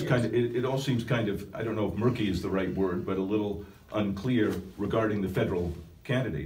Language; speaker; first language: English; native; English